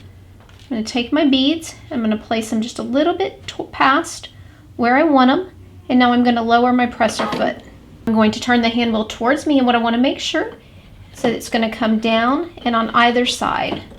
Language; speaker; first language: English; native; English